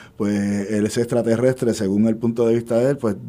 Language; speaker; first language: Spanish; native; Spanish